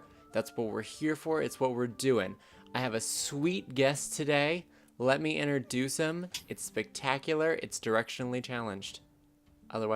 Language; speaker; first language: English; native; English